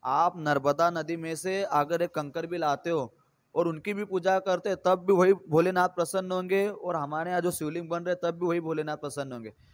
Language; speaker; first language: Hindi; native; Hindi